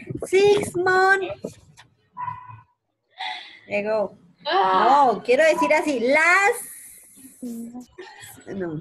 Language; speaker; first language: Spanish; native; Spanish